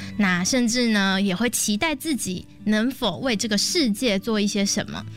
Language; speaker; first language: Chinese; native; Chinese